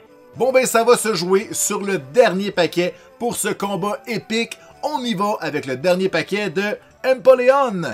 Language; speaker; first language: French; native; French